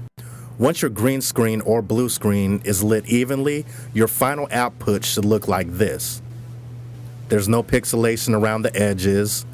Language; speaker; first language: English; native; English